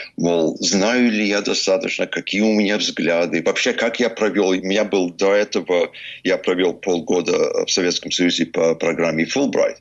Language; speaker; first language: Russian; early bilingual, heritage; Russian